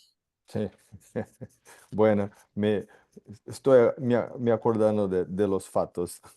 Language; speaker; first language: Spanish; non-native, fluent; Portuguese